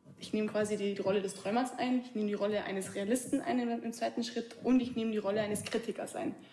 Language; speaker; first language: German; native; German